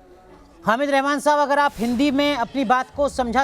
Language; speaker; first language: Hindi; native; Hindi